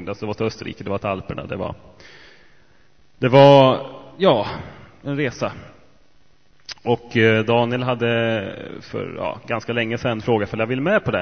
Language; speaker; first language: Swedish; native; Swedish